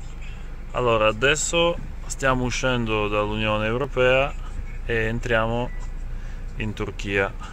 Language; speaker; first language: Italian; non-native, fluent; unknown